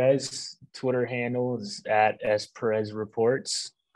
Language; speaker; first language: English; native; English